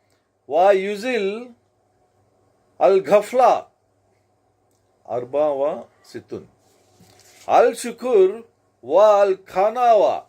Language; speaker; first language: Arabic; non-native, learner; Telugu